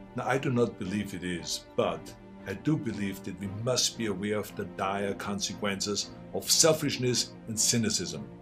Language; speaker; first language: English; non-native, fluent; German